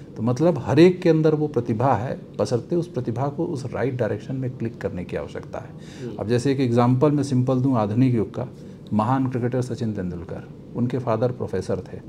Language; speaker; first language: Hindi; native; Hindi